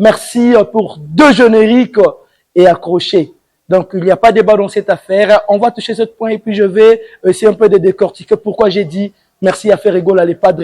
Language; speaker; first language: French; non-native, local second language; Lingala